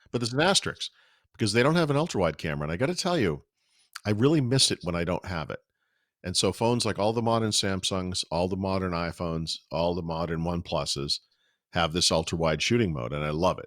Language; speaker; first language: English; native; English